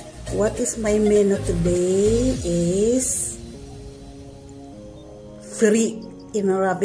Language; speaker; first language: English; non-native, local second language; Filipino